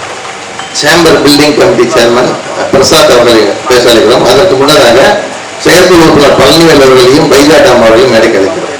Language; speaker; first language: Tamil; native; Tamil